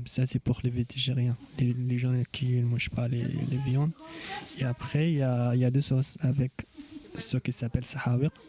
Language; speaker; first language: French; non-native, fluent; Arabic